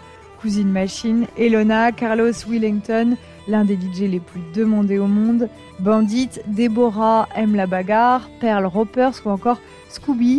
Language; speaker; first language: French; native; French